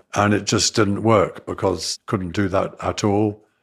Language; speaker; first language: English; native; English